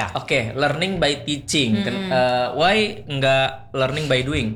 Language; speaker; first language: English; non-native, learner; Indonesian